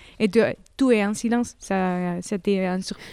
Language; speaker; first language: French; non-native, learner; Spanish